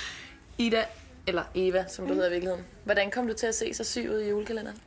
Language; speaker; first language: Danish; native; Danish